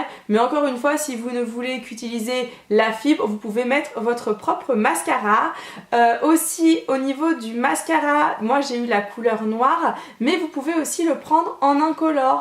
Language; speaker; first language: French; native; French